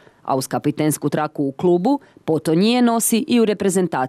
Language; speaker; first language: Serbian; native; Serbian